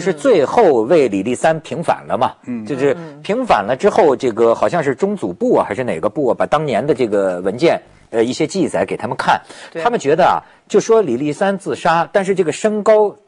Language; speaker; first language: Chinese; native; Chinese